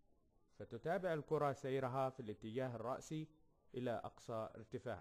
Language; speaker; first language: Arabic; native; Arabic